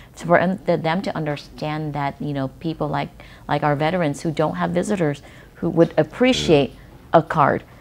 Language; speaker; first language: English; early bilingual, other home language; Vietnamese